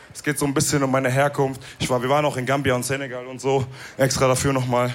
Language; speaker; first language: German; early bilingual, other home language; Wolof